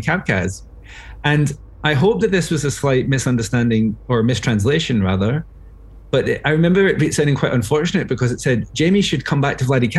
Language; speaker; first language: English; native; English